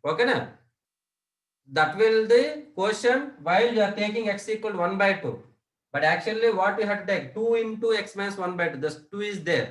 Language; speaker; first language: English; non-native, local second language; Telugu